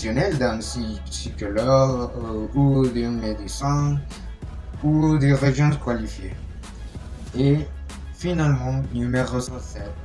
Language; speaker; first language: French; non-native, learner; Spanish